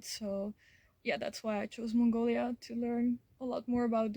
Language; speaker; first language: English; non-native, fluent; Dutch